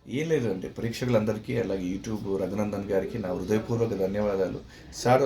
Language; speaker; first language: Telugu; native; Telugu